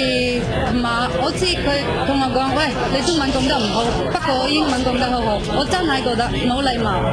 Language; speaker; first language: Cantonese; non-native, fluent; Norwegian